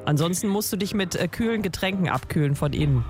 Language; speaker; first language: German; native; German